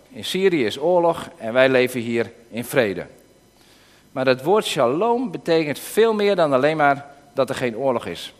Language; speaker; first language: Dutch; native; Dutch